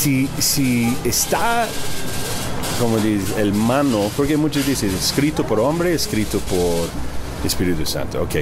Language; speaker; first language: Spanish; early bilingual, heritage; Spanish